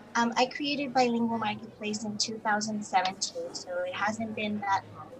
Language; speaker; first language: English; non-native, fluent; Spanish